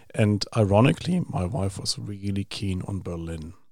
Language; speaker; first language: English; non-native, fluent; German